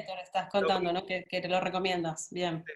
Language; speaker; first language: Spanish; native; Spanish